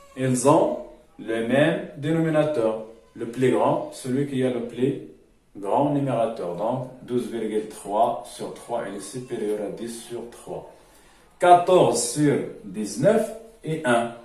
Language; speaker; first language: French; non-native, local second language; Arabic